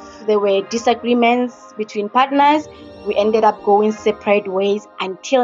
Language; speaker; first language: English; non-native, local second language; Tswana